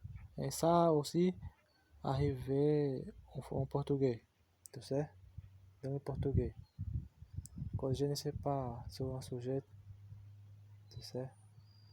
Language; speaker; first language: French; non-native, learner; Portuguese